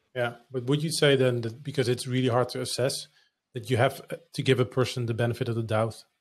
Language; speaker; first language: English; non-native, fluent; Dutch